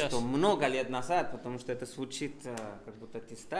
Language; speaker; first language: Russian; non-native, fluent; Spanish